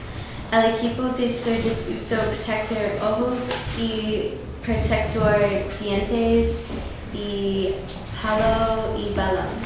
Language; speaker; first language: Spanish; non-native, learner; English